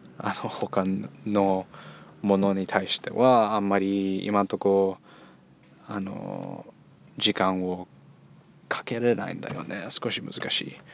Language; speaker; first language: Japanese; early bilingual, heritage; Japanese